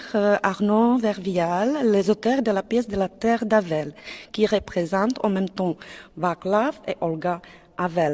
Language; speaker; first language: French; non-native, fluent; Czech